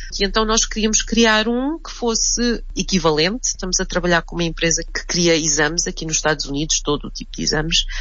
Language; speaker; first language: Portuguese; early bilingual, heritage; Portuguese